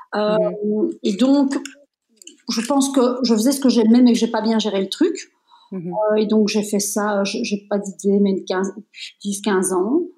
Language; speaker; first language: French; native; French